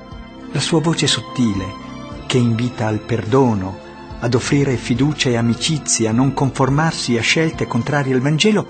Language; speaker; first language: Italian; native; Italian